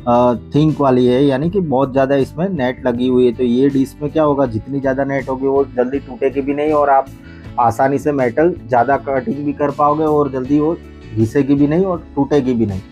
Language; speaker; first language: Hindi; native; Hindi